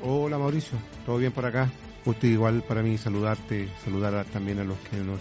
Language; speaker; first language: Spanish; native; Spanish